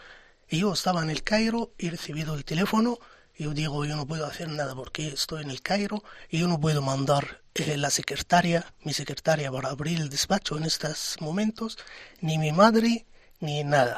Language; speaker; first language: Spanish; non-native, fluent; Arabic